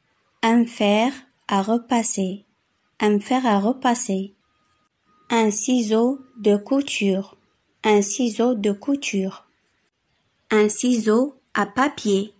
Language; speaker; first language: French; non-native, fluent; Arabic